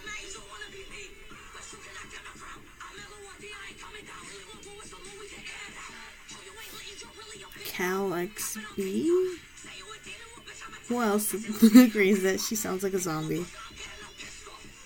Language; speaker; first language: English; native; English